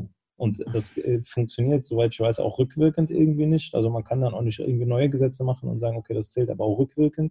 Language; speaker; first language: German; native; German